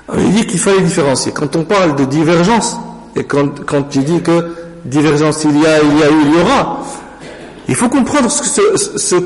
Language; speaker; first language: French; non-native, local second language; Arabic